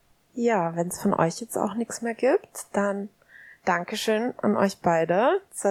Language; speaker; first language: German; native; German